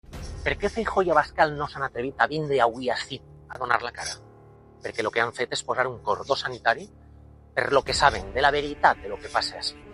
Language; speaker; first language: Catalan; native; Catalan